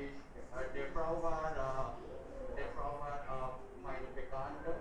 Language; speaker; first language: German; non-native, learner; Hindi